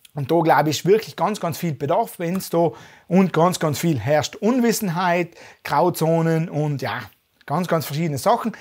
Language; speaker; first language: German; native; German